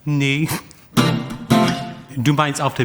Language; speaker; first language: German; non-native, fluent; English